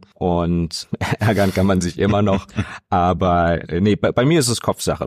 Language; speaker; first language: German; native; German